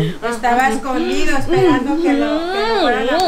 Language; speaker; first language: Spanish; native; Spanish